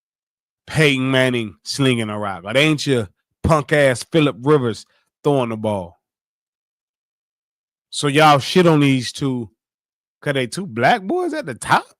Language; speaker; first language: English; native; English